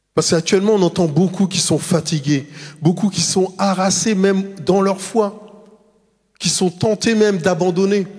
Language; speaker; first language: French; native; French